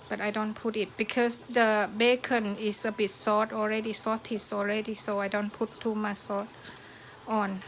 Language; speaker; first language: English; non-native, learner; Thai